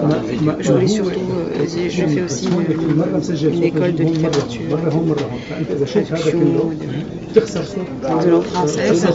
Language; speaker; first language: French; non-native, fluent; Arabic